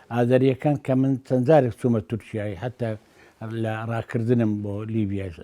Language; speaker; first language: Central Kurdish; non-native, local second language; Azerbaijani